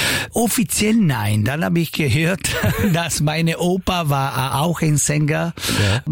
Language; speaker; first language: German; non-native, local second language; Italian